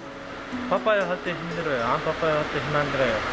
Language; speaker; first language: Korean; non-native, learner; Kyrgyz